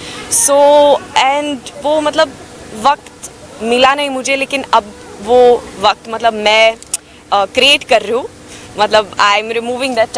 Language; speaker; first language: Hindi; non-native, fluent; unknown